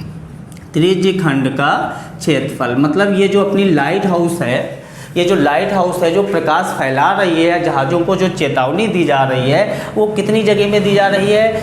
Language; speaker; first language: Hindi; native; Hindi